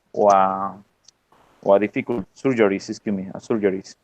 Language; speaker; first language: English; non-native, learner; Spanish